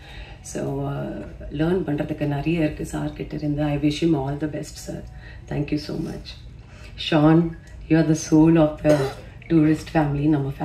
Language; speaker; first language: Tamil; non-native, fluent; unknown